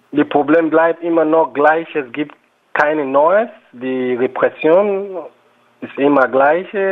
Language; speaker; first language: German; non-native, fluent; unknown